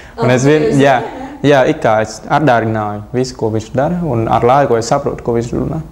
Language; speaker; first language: Latvian; non-native, learner; Vietnamese